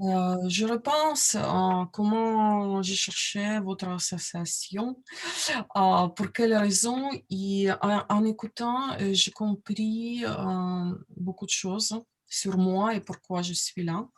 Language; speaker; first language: French; non-native, learner; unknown